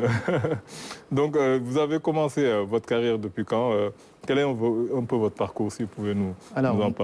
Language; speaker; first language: French; non-native, local second language; Wolof